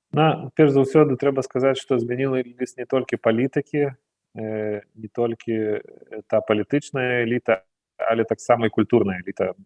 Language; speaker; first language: Belarusian; non-native, fluent; Lithuanian